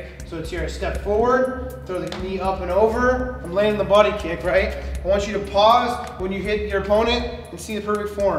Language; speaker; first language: English; native; English